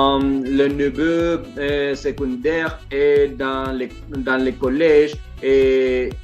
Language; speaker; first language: French; non-native, learner; Spanish